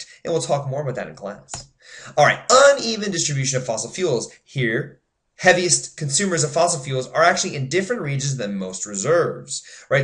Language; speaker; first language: English; native; English